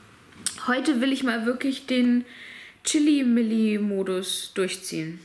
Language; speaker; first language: German; native; German